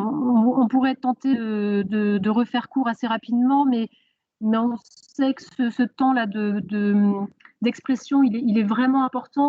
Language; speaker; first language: French; native; French